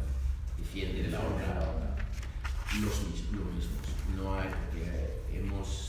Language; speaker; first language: Spanish; non-native, learner; French